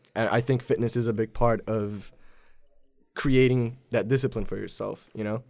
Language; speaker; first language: English; early bilingual, other home language; Polish